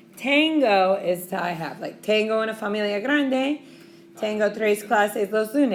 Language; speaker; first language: Spanish; non-native, fluent; English